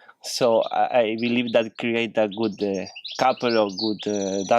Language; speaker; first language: English; non-native, learner; Spanish